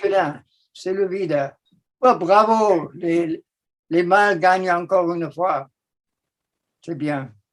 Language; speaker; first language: French; non-native, fluent; English